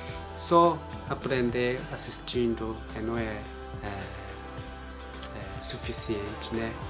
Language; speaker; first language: Portuguese; non-native, learner; Japanese